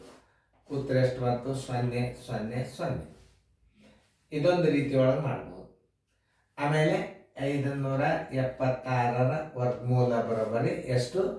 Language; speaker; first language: Kannada; native; Kannada